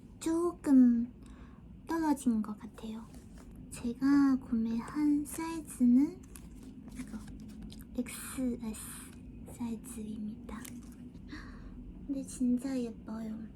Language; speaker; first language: Korean; non-native, fluent; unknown